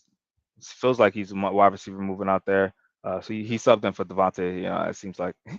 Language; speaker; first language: English; native; English